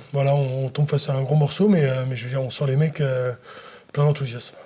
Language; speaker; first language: French; native; French